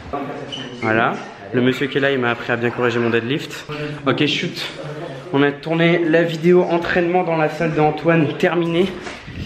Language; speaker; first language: French; native; French